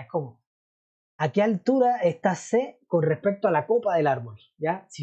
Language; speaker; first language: Spanish; native; Spanish